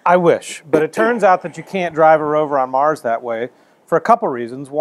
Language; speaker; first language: English; native; English